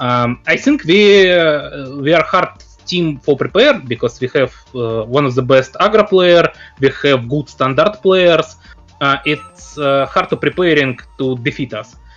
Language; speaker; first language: English; non-native, learner; Russian